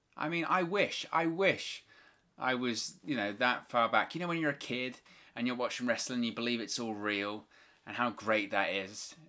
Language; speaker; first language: English; native; English